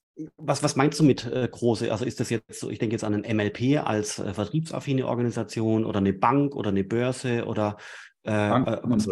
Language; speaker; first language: German; native; German